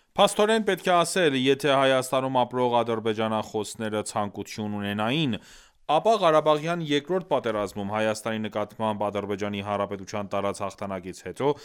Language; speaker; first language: Armenian; early bilingual, heritage; Armenian